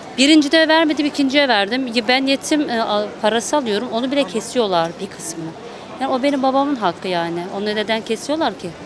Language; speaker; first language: Turkish; native; Turkish